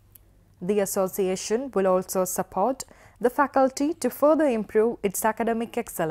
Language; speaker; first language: English; non-native, local second language; Sinhala